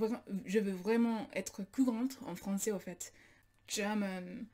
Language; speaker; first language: French; non-native, learner; English